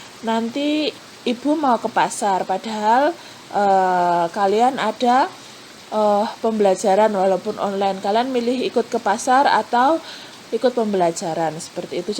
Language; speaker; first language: Indonesian; native; Indonesian